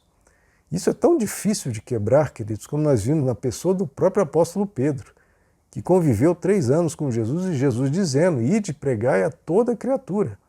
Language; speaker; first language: Portuguese; native; Portuguese